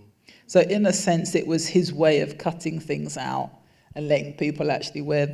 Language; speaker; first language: English; native; English